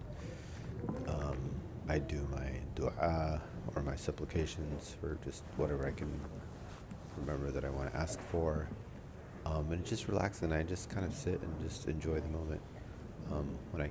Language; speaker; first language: English; early bilingual, other home language; Urdu